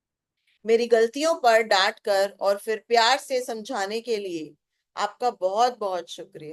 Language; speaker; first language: Hindi; native; Hindi